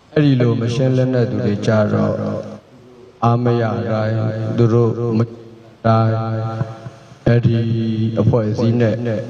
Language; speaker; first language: Burmese; native; Burmese